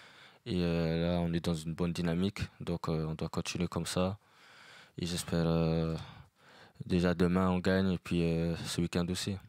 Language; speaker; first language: French; non-native, fluent; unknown